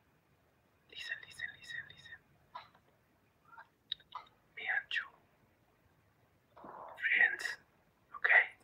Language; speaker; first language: English; non-native, learner; Spanish